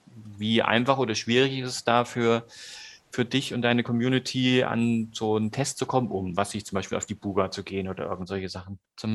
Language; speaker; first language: German; native; German